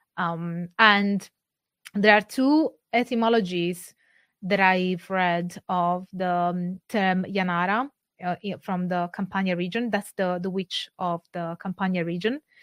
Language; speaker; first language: English; non-native, fluent; Italian